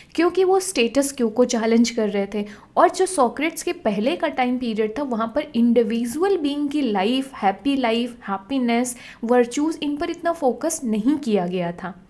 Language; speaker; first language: Hindi; native; Hindi